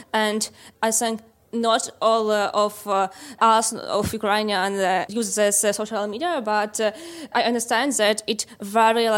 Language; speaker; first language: English; non-native, learner; Ukrainian